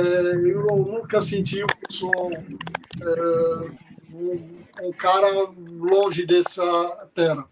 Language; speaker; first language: Portuguese; non-native, fluent; Arabic